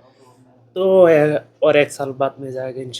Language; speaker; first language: Hindi; non-native, learner; Bangla